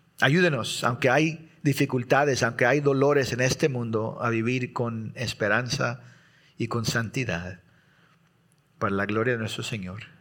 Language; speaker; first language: Spanish; early bilingual, heritage; Spanish